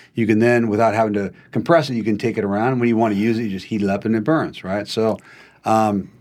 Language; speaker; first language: English; native; English